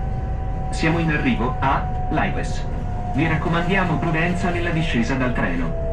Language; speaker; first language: Italian; native; Italian